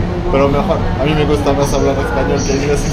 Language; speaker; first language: Spanish; non-native, fluent; French